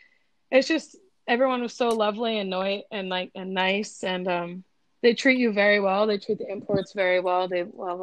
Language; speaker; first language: English; native; English